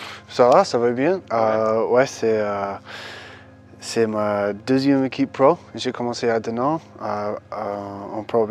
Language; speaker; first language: French; early bilingual, heritage; English